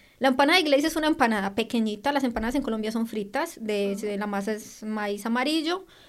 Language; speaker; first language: Spanish; native; Spanish